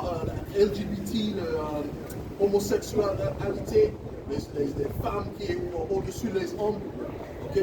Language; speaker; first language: French; non-native, learner; English